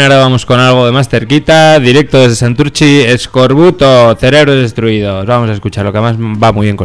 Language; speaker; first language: Spanish; native; Spanish